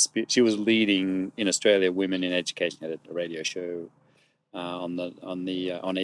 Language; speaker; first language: English; native; English